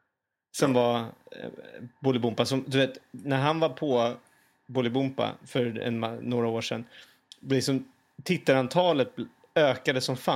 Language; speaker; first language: Swedish; native; Swedish